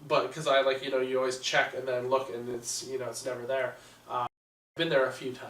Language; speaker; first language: English; native; English